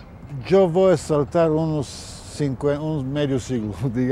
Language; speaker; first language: Spanish; non-native, fluent; Bulgarian